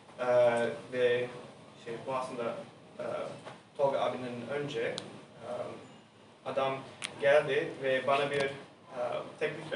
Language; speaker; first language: Turkish; non-native, learner; English